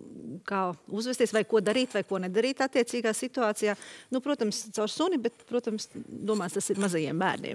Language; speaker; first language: Latvian; native; Latvian